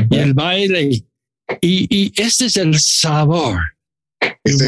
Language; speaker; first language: Spanish; non-native, learner; English